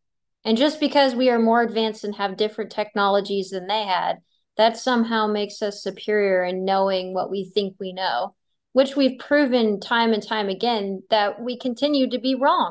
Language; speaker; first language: English; native; English